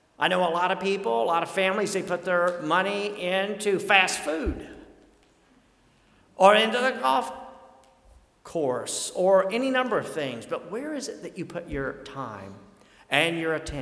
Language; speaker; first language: English; native; English